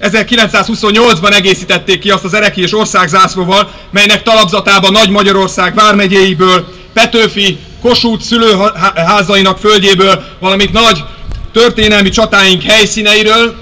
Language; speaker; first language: Hungarian; native; Hungarian